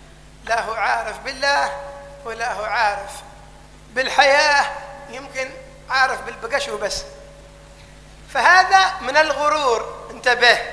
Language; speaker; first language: Arabic; native; Arabic